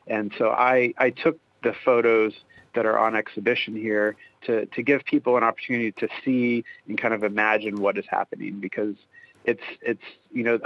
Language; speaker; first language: English; native; English